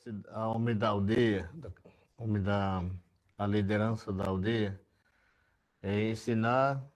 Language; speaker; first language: Portuguese; non-native, local second language; Yanomámi